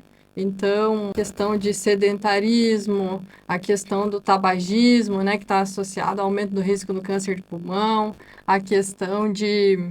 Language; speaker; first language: Portuguese; native; Portuguese